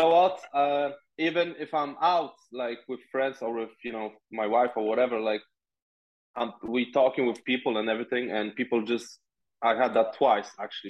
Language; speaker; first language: English; non-native, fluent; Polish